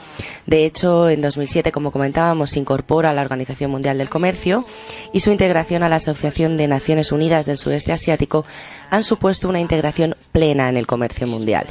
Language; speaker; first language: Spanish; native; Spanish